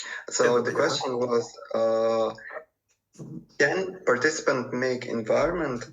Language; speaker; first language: English; non-native, fluent; Russian